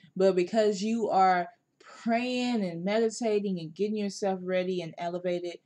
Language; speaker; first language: English; native; English